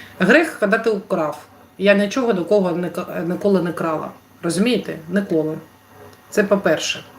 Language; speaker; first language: Ukrainian; non-native, local second language; Russian